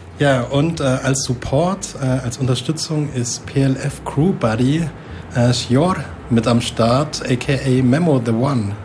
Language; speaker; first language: German; native; German